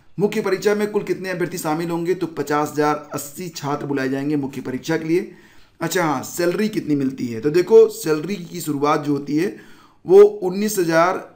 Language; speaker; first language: Hindi; native; Hindi